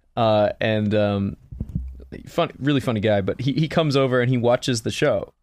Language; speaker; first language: English; native; English